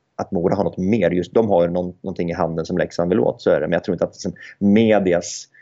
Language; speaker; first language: Swedish; native; Swedish